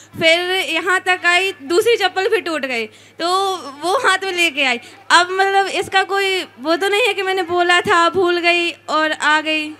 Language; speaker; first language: Hindi; native; Hindi